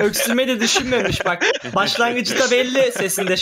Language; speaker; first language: Turkish; native; Turkish